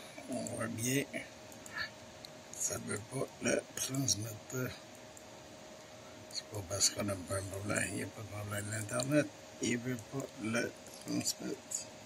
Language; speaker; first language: French; native; French